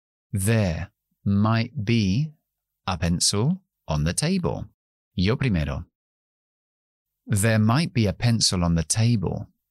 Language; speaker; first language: English; native; English